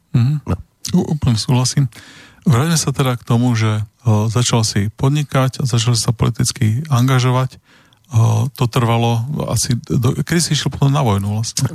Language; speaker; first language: Slovak; native; Slovak